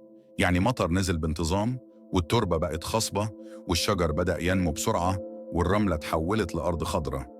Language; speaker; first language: Arabic; native; Arabic